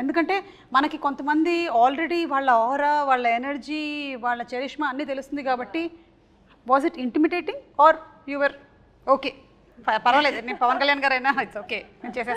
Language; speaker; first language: Telugu; native; Telugu